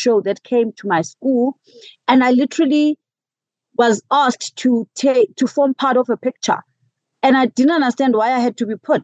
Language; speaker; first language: English; non-native, local second language; Xhosa